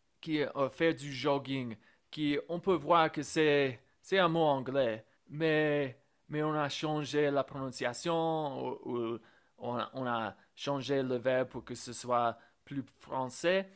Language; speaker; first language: French; non-native, fluent; English